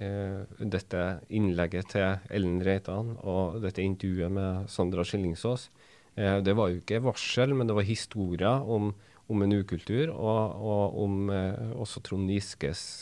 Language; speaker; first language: Norwegian; native; Norwegian